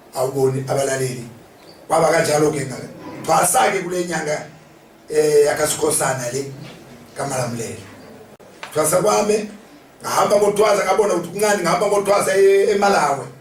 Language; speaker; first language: Zulu; non-native, local second language; Northern Sotho